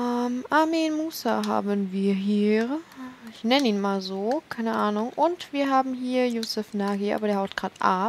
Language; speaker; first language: German; native; German